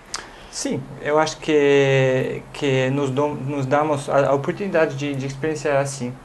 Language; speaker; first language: Portuguese; non-native, fluent; English